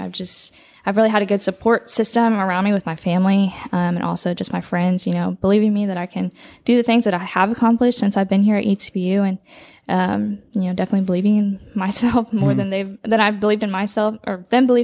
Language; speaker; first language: English; native; English